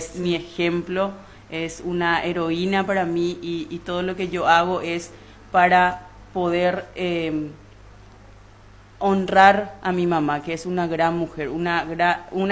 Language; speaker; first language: Spanish; non-native, local second language; Guarani